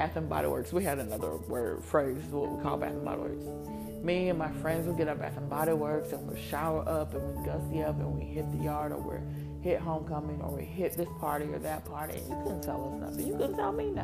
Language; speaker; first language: English; native; English